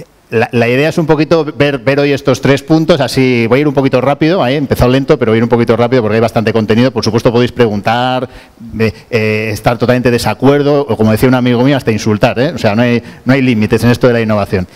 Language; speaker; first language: Spanish; native; Spanish